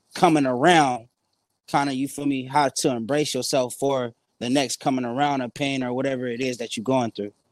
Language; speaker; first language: English; native; English